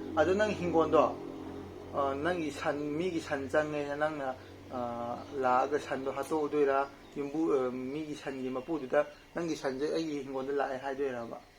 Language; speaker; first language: Manipuri; native; Manipuri